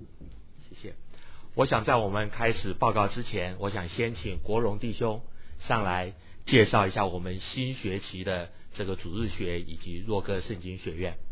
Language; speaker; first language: Chinese; native; Chinese